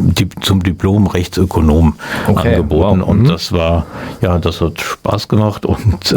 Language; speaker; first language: German; native; German